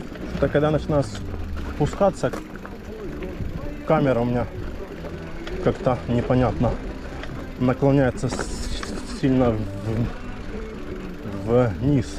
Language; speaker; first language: Russian; native; Russian